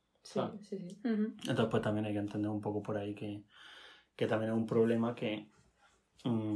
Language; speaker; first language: Spanish; native; Spanish